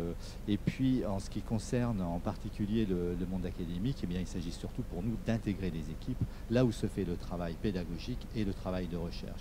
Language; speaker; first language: French; native; French